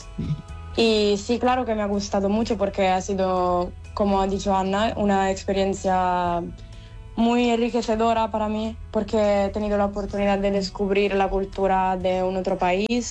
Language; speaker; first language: Spanish; non-native, fluent; Italian